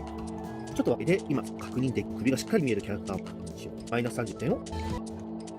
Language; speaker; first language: Japanese; native; Japanese